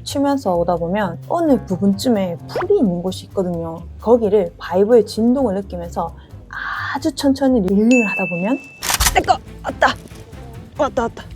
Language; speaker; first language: Korean; native; Korean